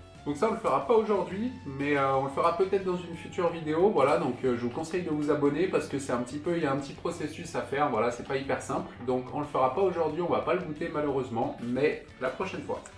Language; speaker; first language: French; native; French